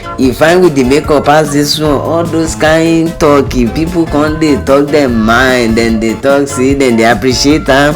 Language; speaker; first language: Nigerian Pidgin; non-native, local second language; Yoruba